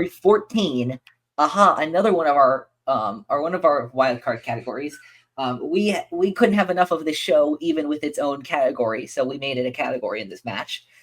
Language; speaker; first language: English; native; English